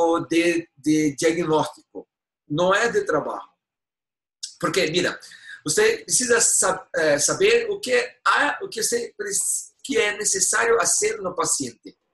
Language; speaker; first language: Spanish; non-native, learner; Portuguese